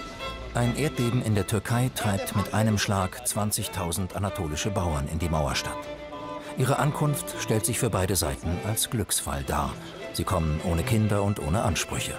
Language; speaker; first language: German; native; German